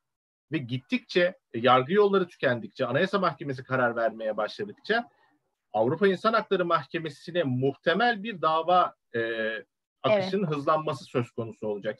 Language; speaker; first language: Turkish; native; Turkish